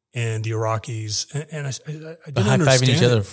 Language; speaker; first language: English; native; English